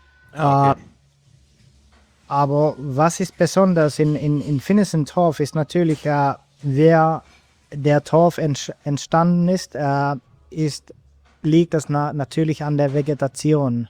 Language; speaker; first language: German; non-native, fluent; Finnish